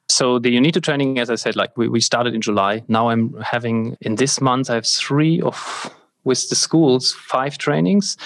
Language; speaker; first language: English; non-native, fluent; German